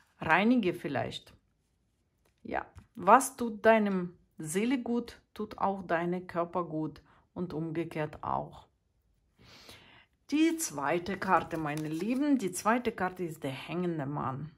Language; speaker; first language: German; non-native, fluent; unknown